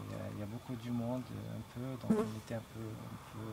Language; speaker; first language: French; non-native, local second language; Arabic